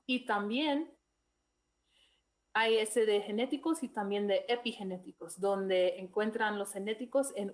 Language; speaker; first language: Spanish; non-native, fluent; English